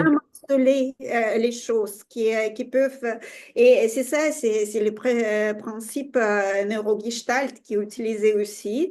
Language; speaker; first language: French; non-native, fluent; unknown